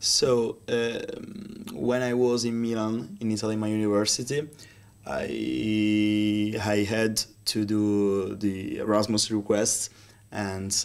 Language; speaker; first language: English; non-native, learner; Italian